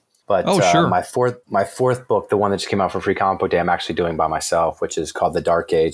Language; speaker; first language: English; native; English